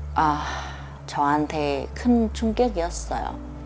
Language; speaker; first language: Korean; non-native, learner; Vietnamese